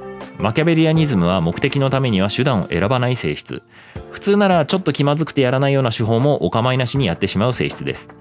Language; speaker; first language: Japanese; native; Japanese